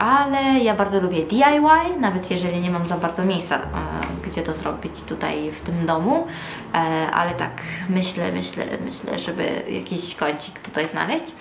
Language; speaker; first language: Polish; early bilingual, heritage; Polish